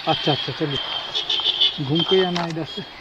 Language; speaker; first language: Hindi; non-native, local second language; Bangla